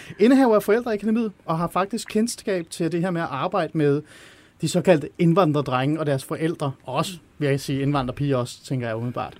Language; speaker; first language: Danish; early bilingual, other home language; Persian